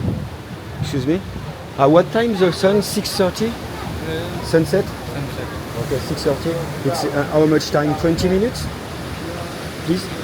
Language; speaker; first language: English; non-native, learner; French